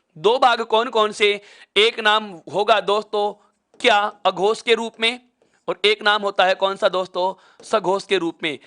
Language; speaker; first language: Hindi; native; Hindi